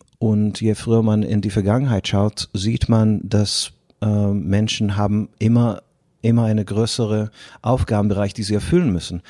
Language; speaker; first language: German; non-native, fluent; Hebrew